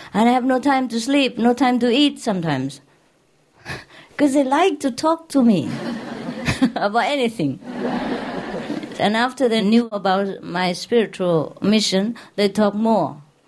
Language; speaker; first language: English; non-native, fluent; Vietnamese